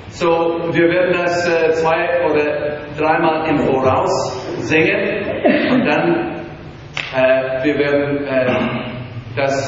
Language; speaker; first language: German; non-native, learner; English